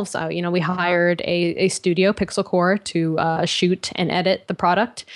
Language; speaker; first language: English; native; English